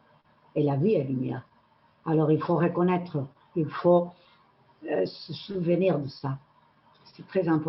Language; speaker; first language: French; non-native, learner; Spanish